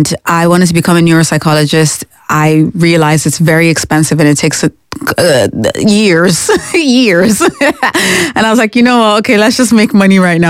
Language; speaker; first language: English; native; English